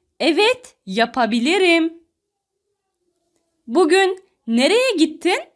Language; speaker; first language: Turkish; non-native, fluent; Arabic